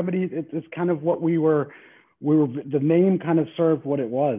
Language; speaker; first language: English; native; English